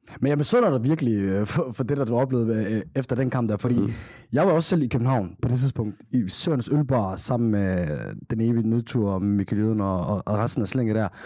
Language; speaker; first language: Danish; early bilingual, other home language; Somali